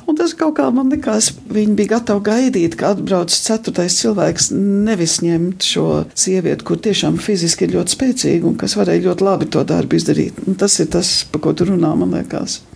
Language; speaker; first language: Latvian; early bilingual, heritage; Latvian